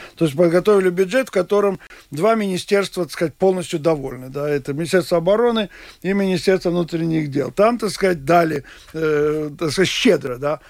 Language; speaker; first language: Russian; non-native, local second language; Latvian